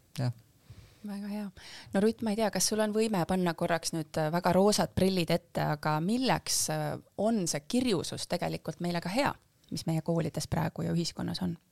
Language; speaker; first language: Estonian; native; Estonian